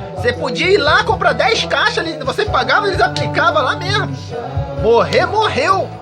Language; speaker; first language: Portuguese; early bilingual, other home language; Japanese